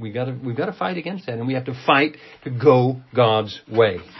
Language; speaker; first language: English; native; English